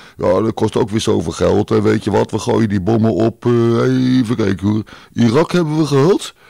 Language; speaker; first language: Dutch; native; Dutch